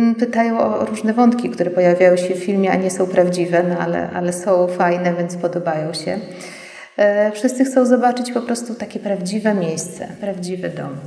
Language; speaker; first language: Polish; native; Polish